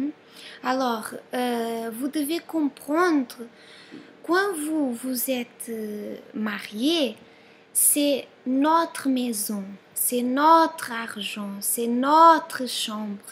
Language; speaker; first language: French; non-native, fluent; Portuguese